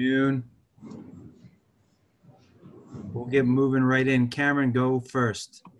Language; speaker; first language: English; native; English